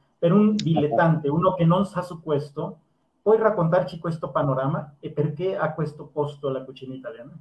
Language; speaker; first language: Italian; non-native, fluent; Spanish